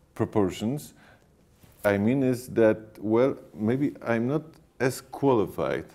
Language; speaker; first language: English; non-native, fluent; Polish